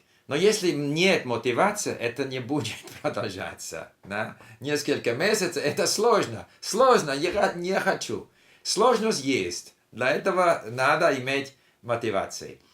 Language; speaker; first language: Russian; non-native, learner; English